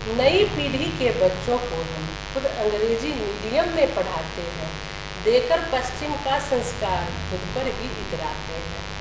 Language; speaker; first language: Hindi; native; Hindi